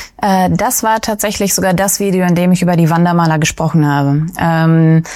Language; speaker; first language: German; early bilingual, other home language; Russian